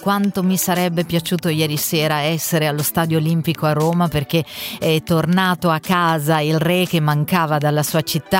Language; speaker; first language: Italian; native; Italian